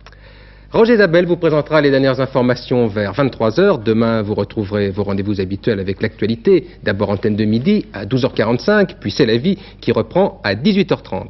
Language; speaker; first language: French; native; French